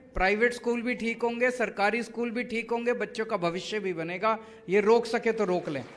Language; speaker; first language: Hindi; native; Hindi